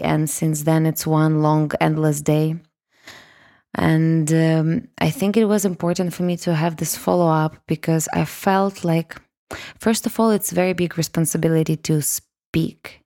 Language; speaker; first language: English; non-native, fluent; Russian